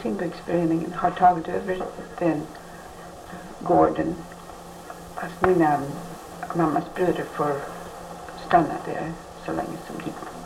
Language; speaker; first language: Swedish; early bilingual, heritage; Swedish